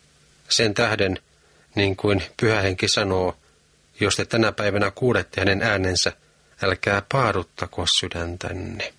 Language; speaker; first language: Finnish; native; Finnish